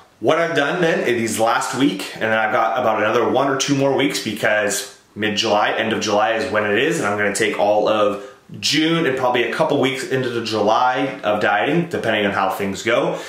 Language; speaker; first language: English; native; English